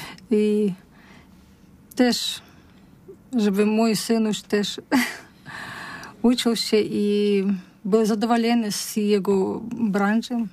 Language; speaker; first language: Polish; non-native, learner; Russian